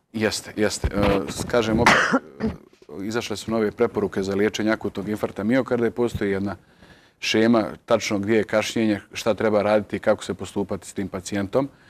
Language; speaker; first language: Serbian; native; Serbian